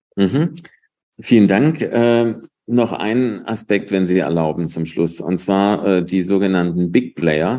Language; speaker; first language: German; native; German